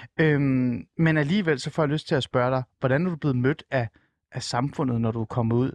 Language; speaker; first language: Danish; early bilingual, other home language; Persian